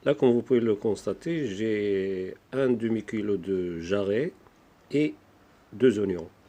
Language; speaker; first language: French; non-native, local second language; Arabic